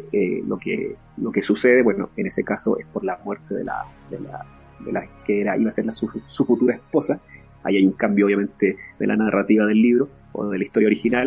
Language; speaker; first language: Spanish; native; Spanish